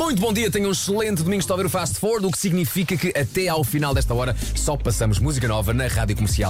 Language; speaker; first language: Portuguese; native; Portuguese